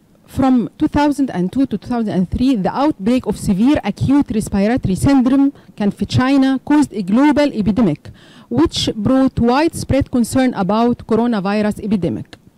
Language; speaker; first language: English; non-native, fluent; Arabic